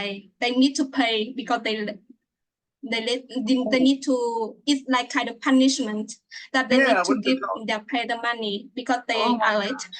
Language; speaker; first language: English; non-native, fluent; Vietnamese